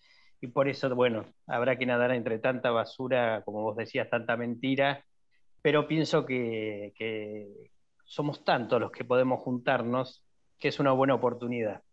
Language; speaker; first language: Spanish; native; Spanish